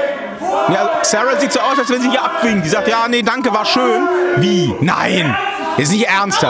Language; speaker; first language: German; native; German